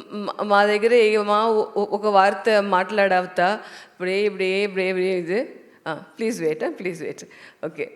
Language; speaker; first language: Telugu; non-native, learner; Tamil